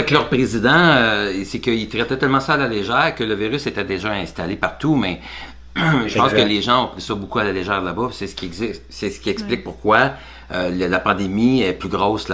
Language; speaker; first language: French; native; French